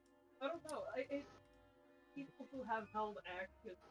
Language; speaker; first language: English; native; English